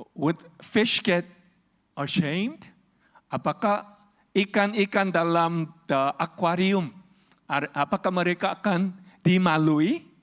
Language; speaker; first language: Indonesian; non-native, learner; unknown